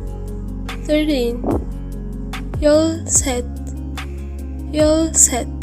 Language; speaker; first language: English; non-native, local second language; Hindi